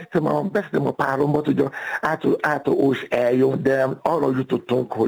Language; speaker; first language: Hungarian; non-native, learner; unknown